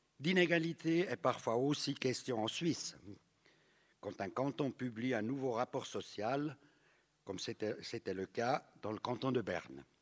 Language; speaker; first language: French; native; French